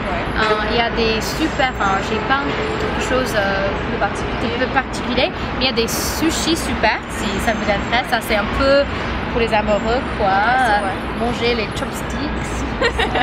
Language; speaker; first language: French; non-native, fluent; English